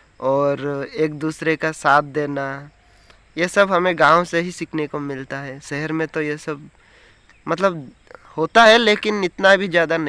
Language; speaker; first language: Hindi; non-native, local second language; Odia